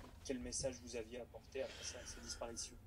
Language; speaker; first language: French; native; French